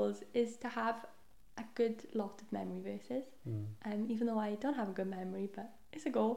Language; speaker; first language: English; non-native, local second language; Welsh